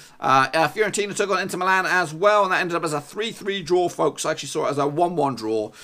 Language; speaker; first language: English; native; English